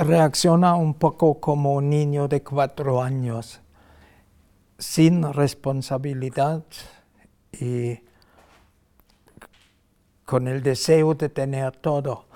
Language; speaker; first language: Spanish; non-native, fluent; German